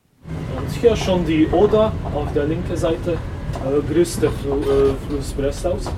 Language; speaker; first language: German; non-native, fluent; Polish